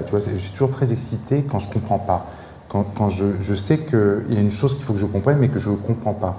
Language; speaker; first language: French; native; French